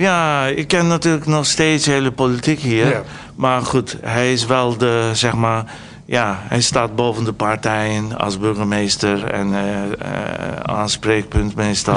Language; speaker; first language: Dutch; non-native, fluent; Turkish